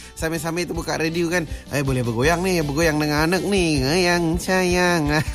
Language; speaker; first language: Malay; non-native, local second language; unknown